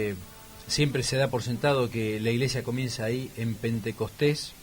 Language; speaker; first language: Spanish; native; Spanish